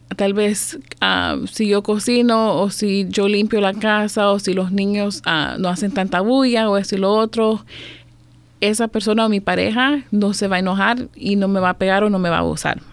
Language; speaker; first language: Spanish; native; Spanish